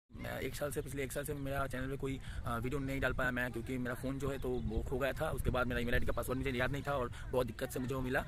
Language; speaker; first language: Hindi; non-native, local second language; Bangla